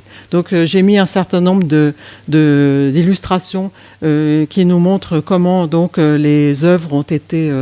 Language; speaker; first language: French; native; French